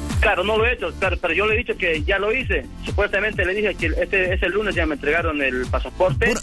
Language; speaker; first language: Spanish; native; Spanish